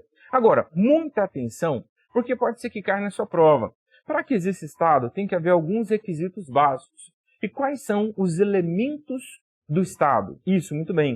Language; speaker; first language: Portuguese; native; Portuguese